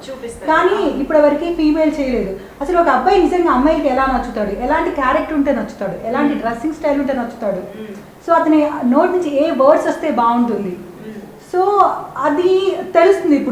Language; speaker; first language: Telugu; native; Telugu